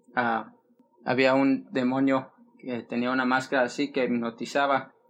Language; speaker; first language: Spanish; early bilingual, heritage; Spanish